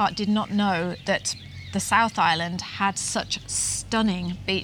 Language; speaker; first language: English; native; English